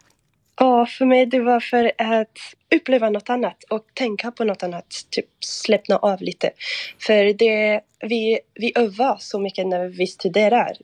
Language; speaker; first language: Swedish; non-native, fluent; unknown